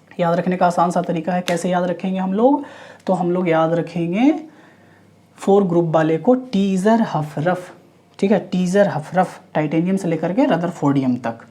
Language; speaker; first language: Hindi; non-native, local second language; Marathi